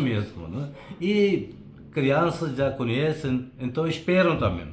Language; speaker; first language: Portuguese; non-native, fluent; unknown